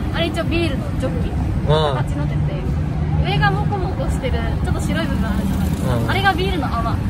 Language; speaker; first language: Japanese; native; Japanese